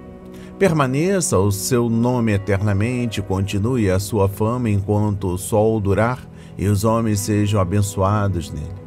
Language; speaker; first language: Portuguese; native; Portuguese